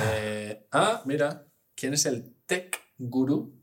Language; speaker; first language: Spanish; early bilingual, other home language; English